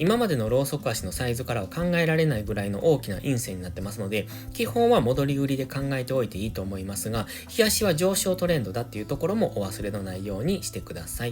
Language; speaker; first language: Japanese; native; Japanese